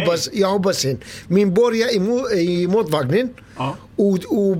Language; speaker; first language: Swedish; non-native, learner; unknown